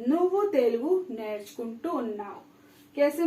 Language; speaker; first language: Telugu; non-native, fluent; Hindi